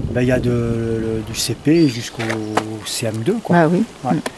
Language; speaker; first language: French; native; French